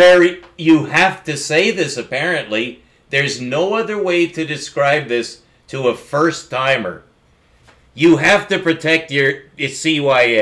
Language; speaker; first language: English; native; English